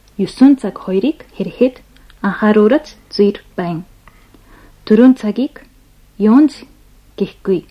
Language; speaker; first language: Mongolian; non-native, fluent; Japanese